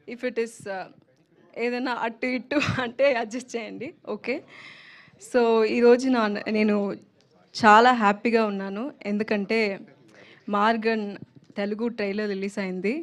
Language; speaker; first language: Telugu; non-native, local second language; Tamil